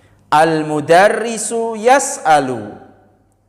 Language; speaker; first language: Arabic; non-native, fluent; Indonesian